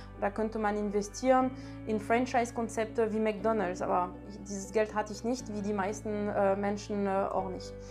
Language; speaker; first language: German; non-native, fluent; French